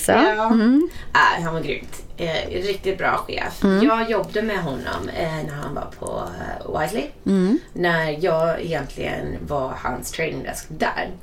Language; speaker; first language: Swedish; non-native, fluent; English